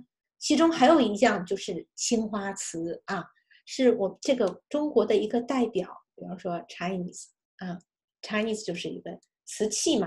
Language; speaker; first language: Chinese; native; Chinese